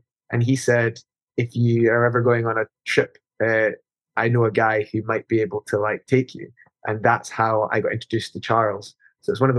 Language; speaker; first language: English; native; English